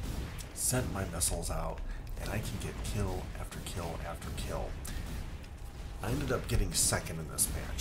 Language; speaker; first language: English; native; English